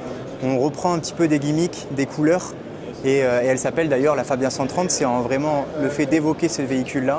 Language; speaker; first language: French; native; French